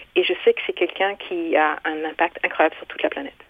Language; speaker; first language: French; non-native, local second language; Kinyarwanda